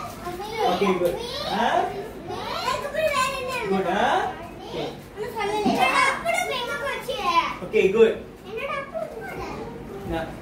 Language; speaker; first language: English; non-native, local second language; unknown